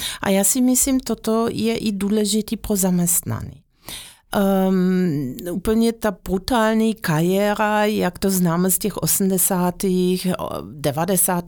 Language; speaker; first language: Czech; non-native, fluent; German